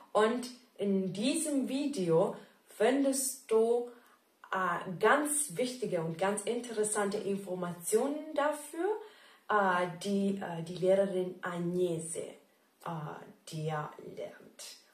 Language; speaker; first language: German; non-native, fluent; Italian